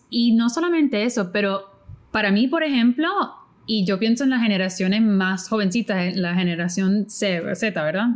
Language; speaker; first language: Spanish; early bilingual, heritage; Spanish